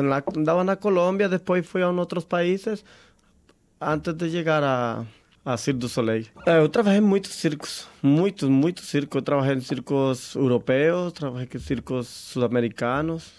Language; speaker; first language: Portuguese; non-native, learner; Spanish